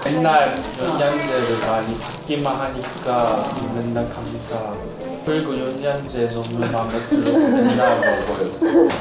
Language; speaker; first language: Korean; non-native, fluent; Japanese